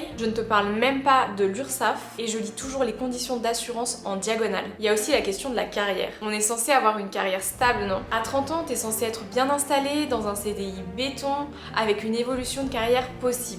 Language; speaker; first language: French; native; French